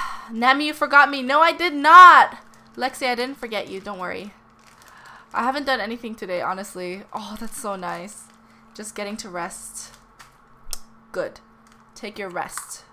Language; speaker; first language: English; early bilingual, other home language; Korean